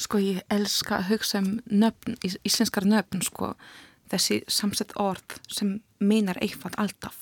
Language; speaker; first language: Icelandic; non-native, learner; Polish